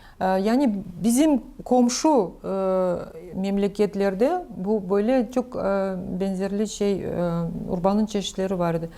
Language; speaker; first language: Turkish; non-native, learner; Crimean Tatar